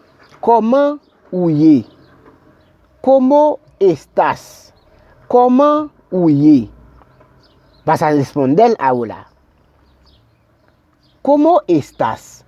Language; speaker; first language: Spanish; non-native, learner; Haitian Creole